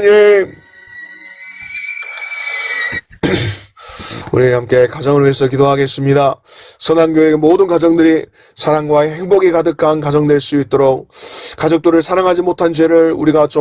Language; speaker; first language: Korean; native; Korean